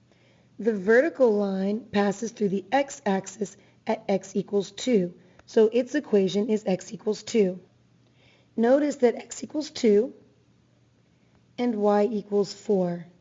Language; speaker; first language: English; native; English